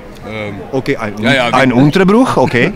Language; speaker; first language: German; non-native, learner; Czech